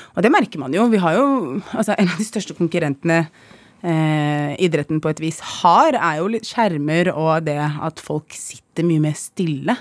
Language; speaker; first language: Norwegian; early bilingual, other home language; Arabic